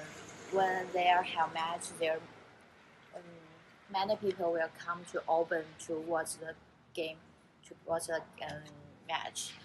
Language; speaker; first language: English; non-native, learner; Chinese